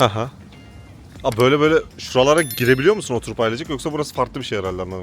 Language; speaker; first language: Turkish; native; Turkish